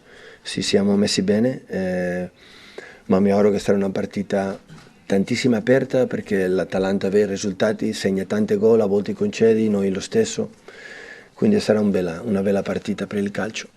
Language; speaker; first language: Italian; non-native, fluent; Catalan